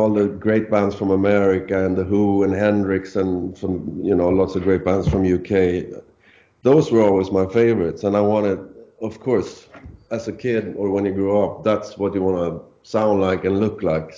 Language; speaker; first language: English; non-native, fluent; Swedish